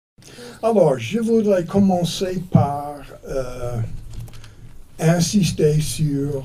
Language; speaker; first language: French; non-native, fluent; English